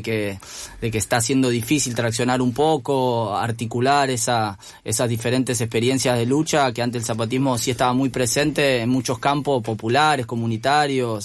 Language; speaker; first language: Spanish; native; Spanish